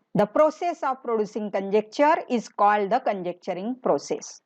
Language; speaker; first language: English; non-native, local second language; Marathi